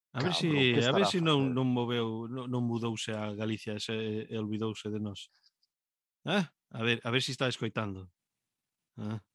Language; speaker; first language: Galician; non-native, local second language; Spanish